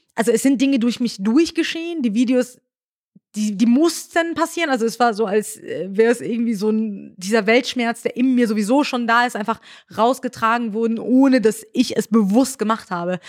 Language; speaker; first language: German; early bilingual, other home language; Persian